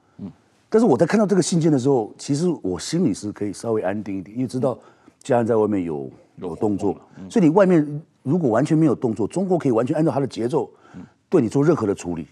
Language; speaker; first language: Chinese; native; Chinese